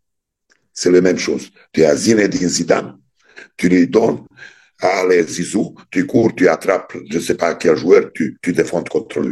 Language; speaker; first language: French; non-native, fluent; Serbian